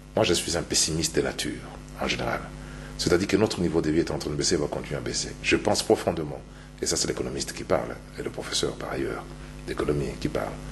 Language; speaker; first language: French; non-native, local second language; Luba-Lulua